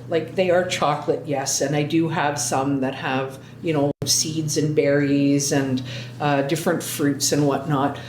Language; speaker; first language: English; native; English